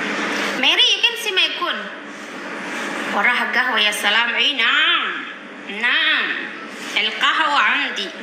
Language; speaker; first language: Arabic; non-native, learner; Indonesian